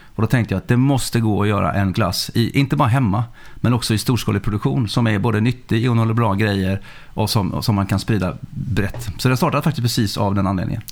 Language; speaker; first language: Swedish; early bilingual, other home language; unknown